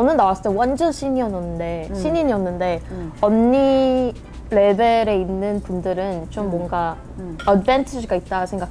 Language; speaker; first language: Korean; early bilingual, heritage; Korean